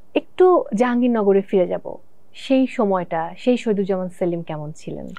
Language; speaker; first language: Bangla; native; Bangla